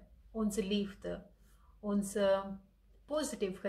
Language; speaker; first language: Dutch; non-native, fluent; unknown